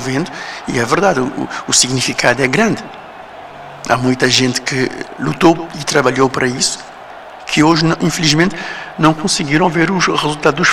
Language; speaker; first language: Portuguese; non-native, local second language; Kabuverdianu